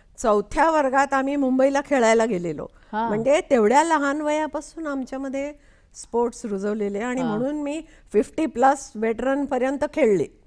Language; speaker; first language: Marathi; non-native, local second language; Konkani